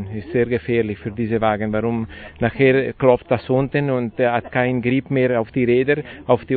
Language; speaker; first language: German; non-native, local second language; Italian